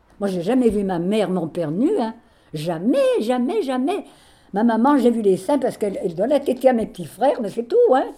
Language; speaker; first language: French; native; French